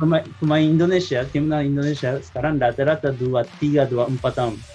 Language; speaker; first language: Indonesian; non-native, learner; Japanese